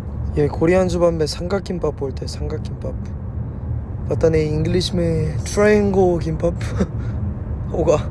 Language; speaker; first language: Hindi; non-native, learner; Korean